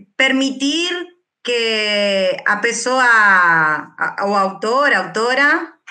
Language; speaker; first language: Portuguese; non-native, fluent; Spanish